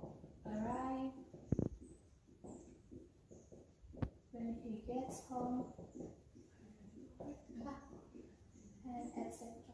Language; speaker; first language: English; non-native, learner; Indonesian